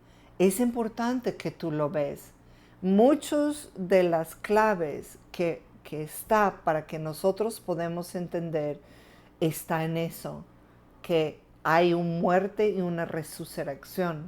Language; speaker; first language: Spanish; non-native, fluent; English